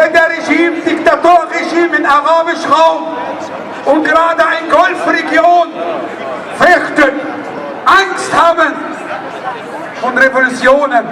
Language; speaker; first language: German; non-native, learner; Arabic